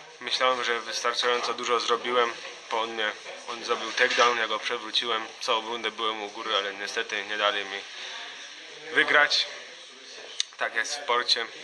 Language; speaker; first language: Polish; early bilingual, heritage; Polish